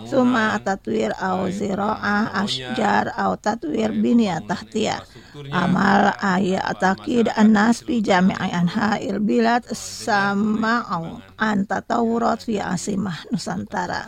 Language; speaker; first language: Arabic; non-native, fluent; Indonesian